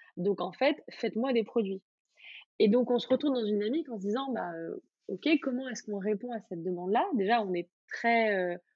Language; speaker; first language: French; native; French